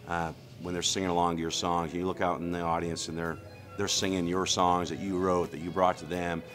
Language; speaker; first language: English; native; English